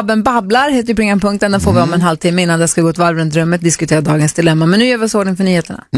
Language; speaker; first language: Swedish; native; Swedish